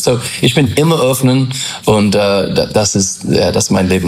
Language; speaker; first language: German; non-native, learner; English